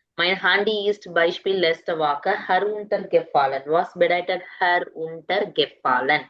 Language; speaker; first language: German; non-native, fluent; Tamil